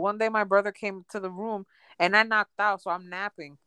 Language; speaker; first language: English; early bilingual, other home language; Spanish